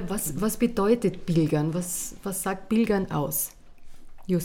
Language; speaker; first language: German; native; German